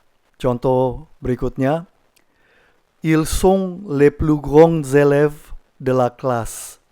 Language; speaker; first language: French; non-native, fluent; Indonesian